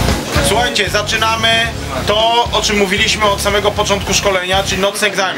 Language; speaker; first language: Polish; native; Polish